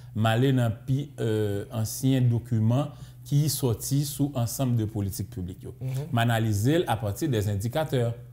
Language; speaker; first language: French; native; French